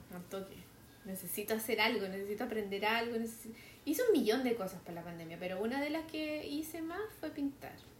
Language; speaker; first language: Spanish; native; Spanish